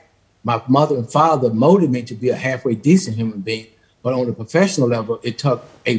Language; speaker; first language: English; native; English